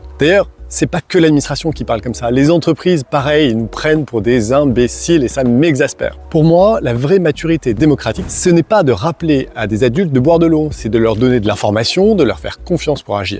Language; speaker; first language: French; native; French